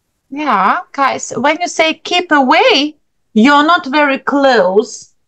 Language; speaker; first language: English; non-native, fluent; Ukrainian